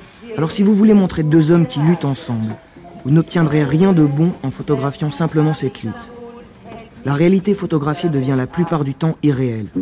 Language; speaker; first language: French; native; French